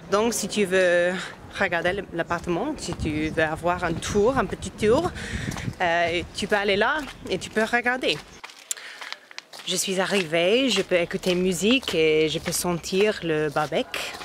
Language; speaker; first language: French; non-native, learner; English